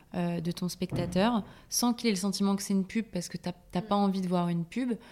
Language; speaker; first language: French; native; French